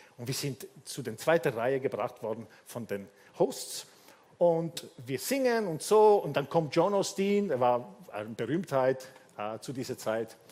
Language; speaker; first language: German; non-native, fluent; Italian